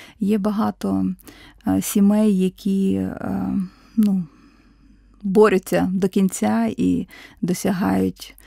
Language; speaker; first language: Ukrainian; native; Ukrainian